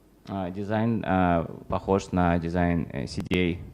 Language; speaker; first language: Russian; native; Russian